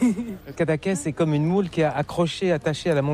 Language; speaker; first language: French; native; French